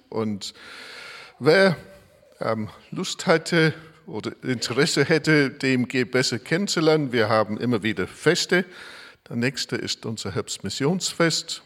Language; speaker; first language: German; non-native, fluent; English